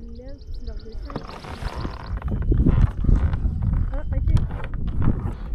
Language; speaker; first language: French; native; French